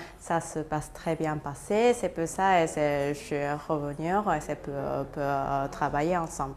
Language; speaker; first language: French; non-native, learner; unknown